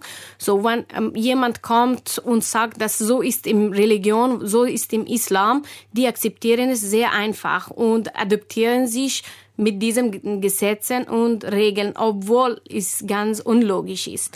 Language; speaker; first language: German; non-native, learner; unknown